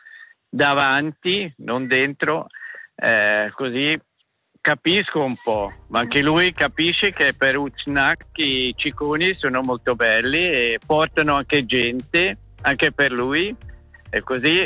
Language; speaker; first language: Italian; non-native, local second language; German